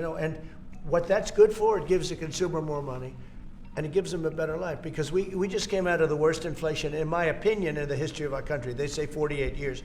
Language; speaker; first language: English; native; English